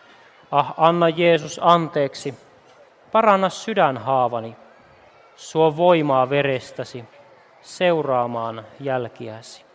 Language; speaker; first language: Finnish; native; Finnish